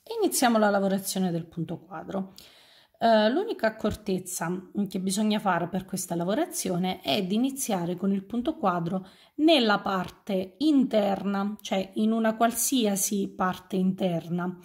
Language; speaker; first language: Italian; native; Italian